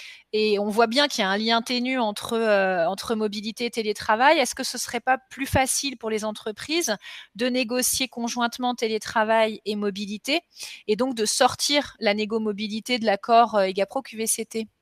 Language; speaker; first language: French; native; French